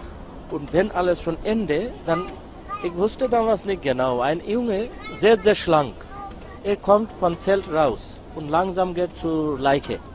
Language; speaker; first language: German; non-native, learner; Bangla